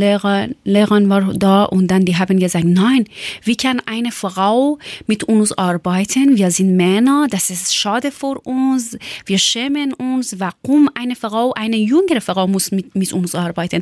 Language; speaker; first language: German; non-native, learner; Persian